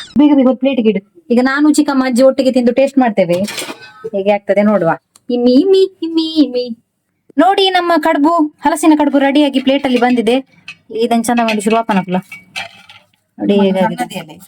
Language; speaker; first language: Kannada; non-native, local second language; Tulu